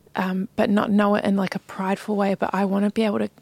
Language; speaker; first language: English; native; English